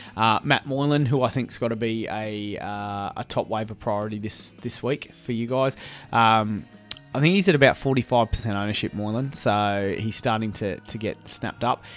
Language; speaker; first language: English; native; English